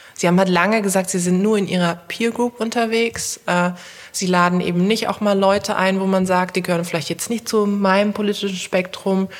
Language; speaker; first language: German; early bilingual, other home language; Turkish